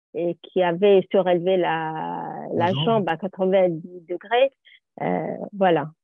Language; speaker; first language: French; native; French